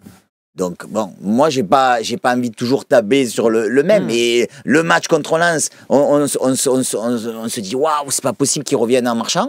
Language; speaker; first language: French; native; French